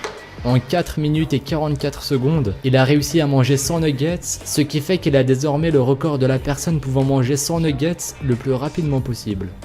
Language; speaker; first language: French; native; French